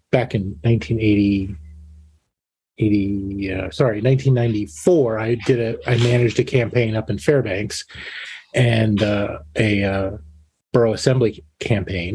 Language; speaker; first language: English; native; English